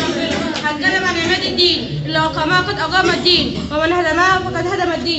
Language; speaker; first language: Arabic; native; Arabic